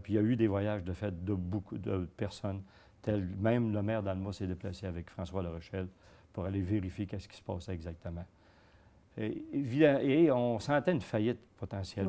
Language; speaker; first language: French; native; French